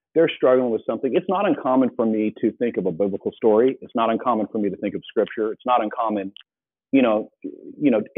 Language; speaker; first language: English; native; English